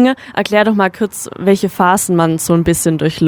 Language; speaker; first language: German; native; German